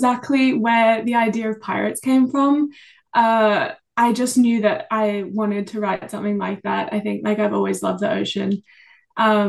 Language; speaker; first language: English; native; English